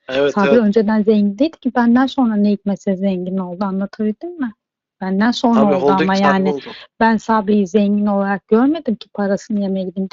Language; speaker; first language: Turkish; native; Turkish